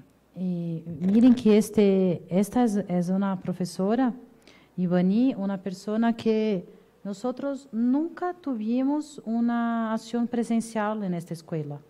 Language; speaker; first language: Spanish; non-native, fluent; Portuguese